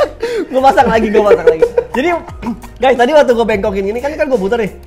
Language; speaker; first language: Indonesian; native; Indonesian